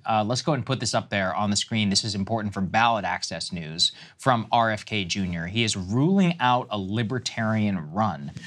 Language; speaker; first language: English; native; English